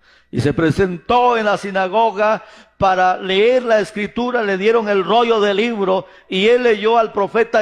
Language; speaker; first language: Spanish; native; Spanish